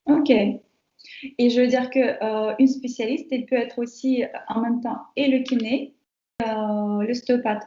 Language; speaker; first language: French; non-native, fluent; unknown